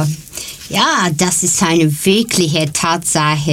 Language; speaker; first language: German; non-native, learner; Greek